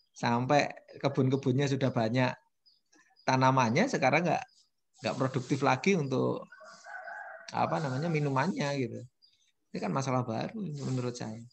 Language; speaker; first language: Indonesian; non-native, local second language; Javanese